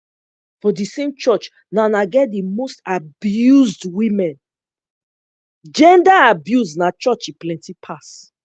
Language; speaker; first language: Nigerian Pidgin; non-native, local second language; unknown